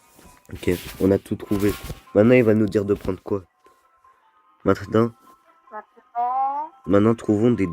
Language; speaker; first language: French; native; French